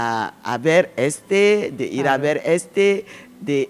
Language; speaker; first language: Spanish; non-native, learner; French